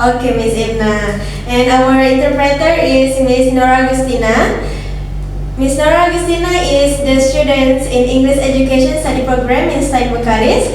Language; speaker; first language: English; non-native, learner; Indonesian